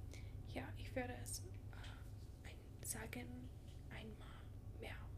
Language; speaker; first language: German; non-native, learner; English